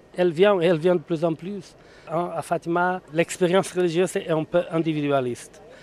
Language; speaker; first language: French; non-native, fluent; Portuguese